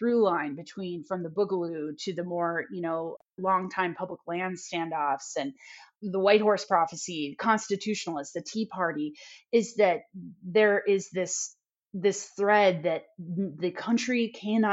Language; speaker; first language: English; native; English